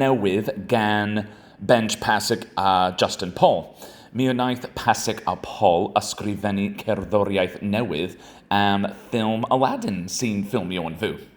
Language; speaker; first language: Welsh; non-native, learner; English